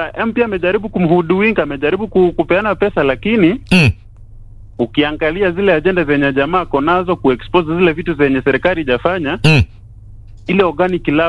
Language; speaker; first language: Swahili; non-native, local second language; Gusii